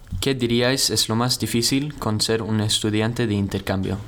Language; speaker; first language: Spanish; non-native, learner; Swedish